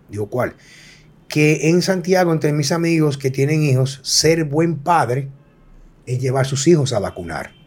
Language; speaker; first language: Spanish; native; Spanish